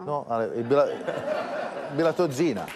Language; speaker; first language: Czech; non-native, fluent; Italian